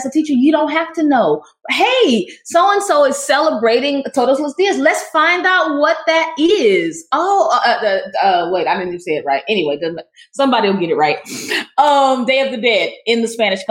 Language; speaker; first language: English; native; English